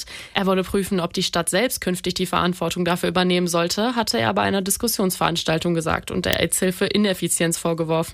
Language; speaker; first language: German; native; German